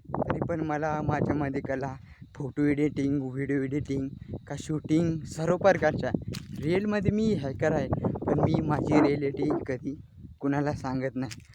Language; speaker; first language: Marathi; non-native, local second language; Gondi